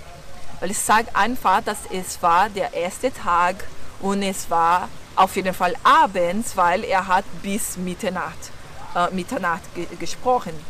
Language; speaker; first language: German; non-native, fluent; Portuguese